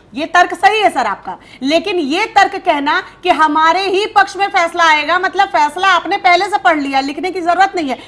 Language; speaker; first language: Hindi; native; Hindi